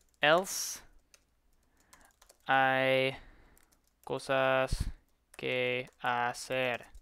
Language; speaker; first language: Spanish; non-native, learner; English